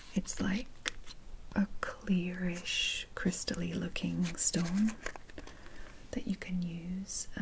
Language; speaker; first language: English; native; English